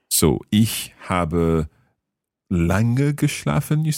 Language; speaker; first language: German; non-native, learner; English